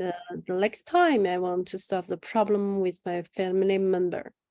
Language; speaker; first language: English; non-native, learner; Chinese